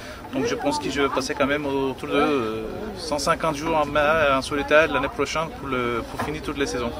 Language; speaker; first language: French; non-native, fluent; Turkish